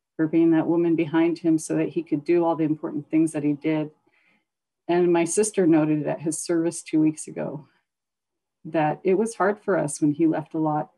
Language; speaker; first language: English; native; English